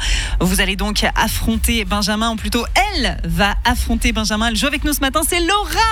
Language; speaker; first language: French; native; French